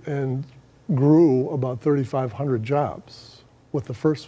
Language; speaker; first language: English; native; English